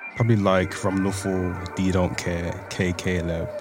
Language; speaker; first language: English; native; English